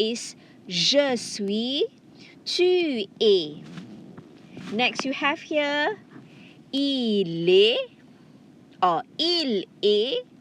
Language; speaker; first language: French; non-native, fluent; Malay